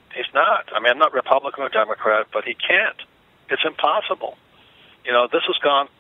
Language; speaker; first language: English; native; English